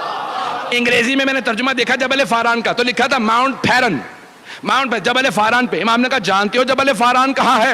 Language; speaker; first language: Urdu; native; Urdu